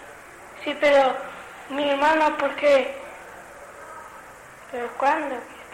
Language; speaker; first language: Spanish; non-native, learner; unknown